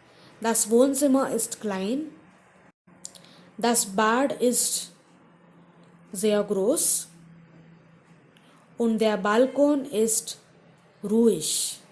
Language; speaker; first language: German; non-native, fluent; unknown